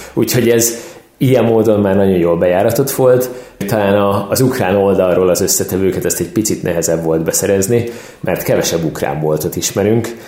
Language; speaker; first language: Hungarian; native; Hungarian